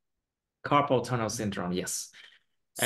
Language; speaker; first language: English; non-native, fluent; Vietnamese